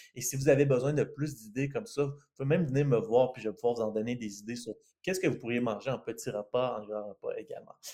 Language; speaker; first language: French; native; French